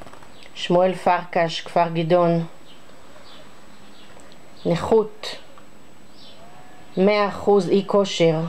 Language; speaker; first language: Hebrew; native; Hebrew